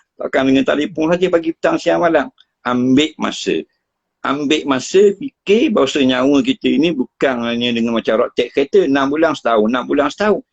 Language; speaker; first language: Malay; native; Malay